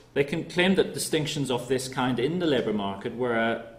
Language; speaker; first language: English; native; English